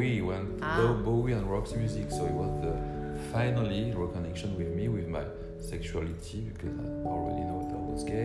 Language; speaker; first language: English; non-native, learner; French